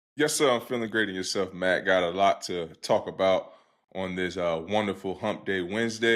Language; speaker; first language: English; native; English